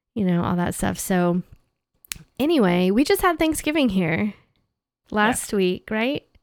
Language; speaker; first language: English; native; English